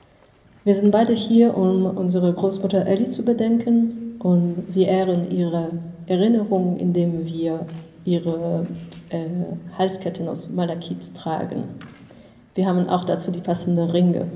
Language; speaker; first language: German; non-native, learner; English